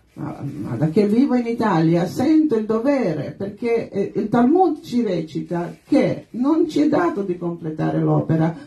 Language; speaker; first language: Italian; non-native, fluent; Croatian